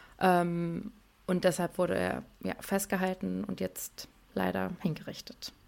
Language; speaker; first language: German; early bilingual, other home language; Persian